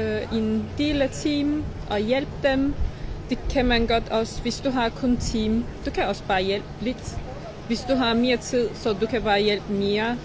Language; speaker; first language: Danish; non-native, fluent; Turkish